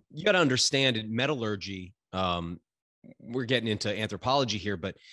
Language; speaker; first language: English; native; English